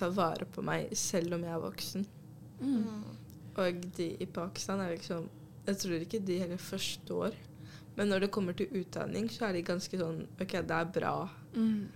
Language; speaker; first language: Norwegian; early bilingual, other home language; Urdu